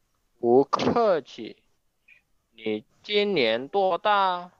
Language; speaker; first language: Chinese; non-native, learner; Indonesian